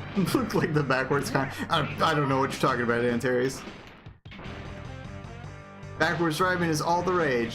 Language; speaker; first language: English; native; English